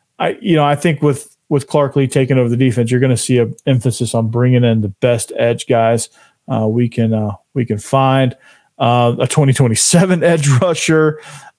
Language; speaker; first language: English; native; English